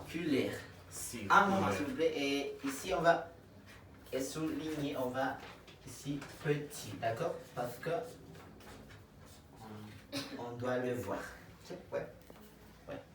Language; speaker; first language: French; non-native, fluent; Spanish